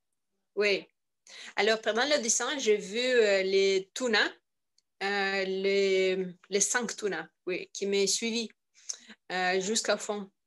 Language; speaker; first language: French; non-native, learner; Russian